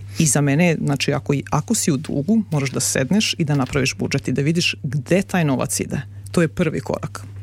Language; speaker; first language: Serbian; native; Serbian